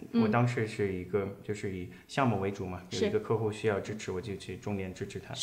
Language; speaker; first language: Chinese; native; Chinese